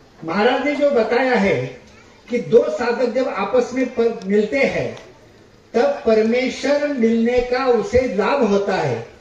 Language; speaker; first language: Hindi; non-native, local second language; Marathi